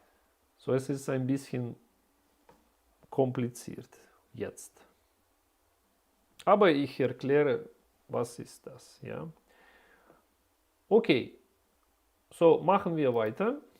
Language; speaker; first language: German; non-native, learner; Russian